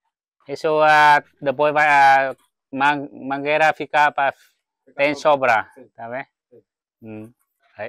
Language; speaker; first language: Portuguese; non-native, learner; Vietnamese